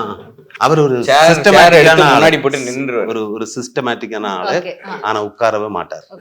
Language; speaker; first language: Tamil; non-native, learner; Malayalam